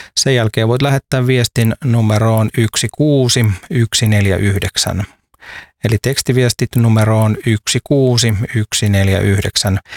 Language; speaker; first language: Finnish; native; Finnish